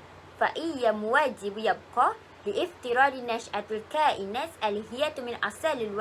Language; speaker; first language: Arabic; non-native, learner; Malay